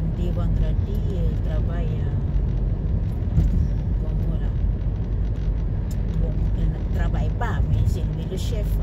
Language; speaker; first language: French; non-native, fluent; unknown